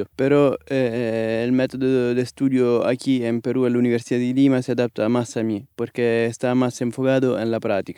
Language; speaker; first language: Spanish; non-native, fluent; Italian